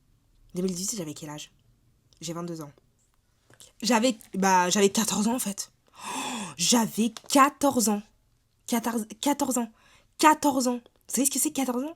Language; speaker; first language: French; native; French